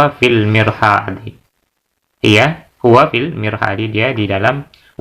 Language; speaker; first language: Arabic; non-native, fluent; Indonesian